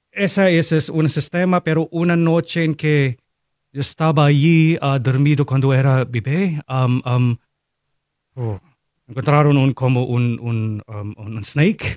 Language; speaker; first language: Spanish; non-native, fluent; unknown